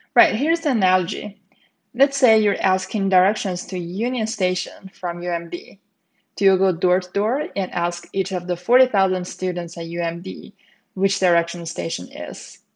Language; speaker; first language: English; native; English